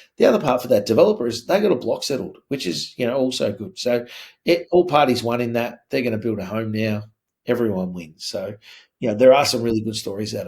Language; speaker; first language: English; native; English